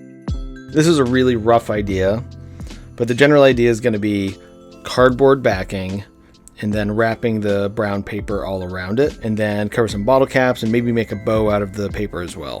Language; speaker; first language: English; native; English